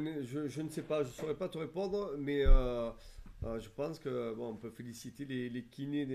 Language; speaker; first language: French; native; French